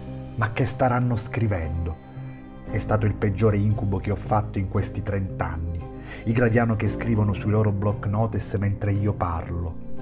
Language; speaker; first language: Italian; native; Italian